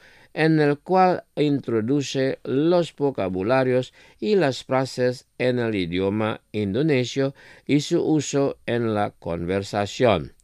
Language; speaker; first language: Spanish; non-native, fluent; Indonesian